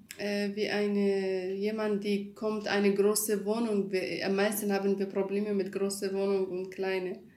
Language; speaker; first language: German; non-native, learner; Kurdish